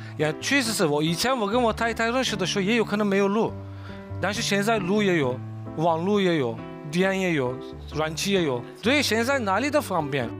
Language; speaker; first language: Chinese; non-native, fluent; Turkish